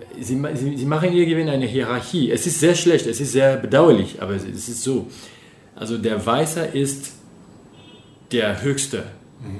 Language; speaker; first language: German; non-native, fluent; French